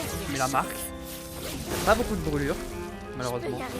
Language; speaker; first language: French; native; French